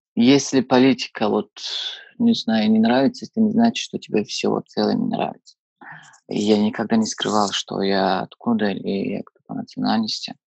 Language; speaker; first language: Russian; non-native, fluent; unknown